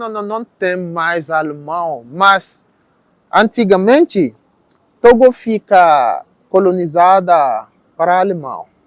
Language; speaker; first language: Portuguese; non-native, learner; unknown